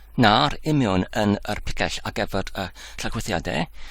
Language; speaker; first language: Welsh; non-native, learner; Dutch